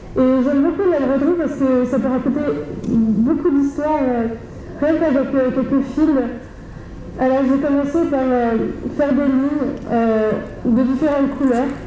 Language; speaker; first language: French; native; French